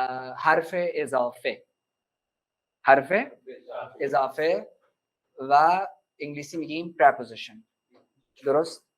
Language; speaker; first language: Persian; non-native, fluent; Urdu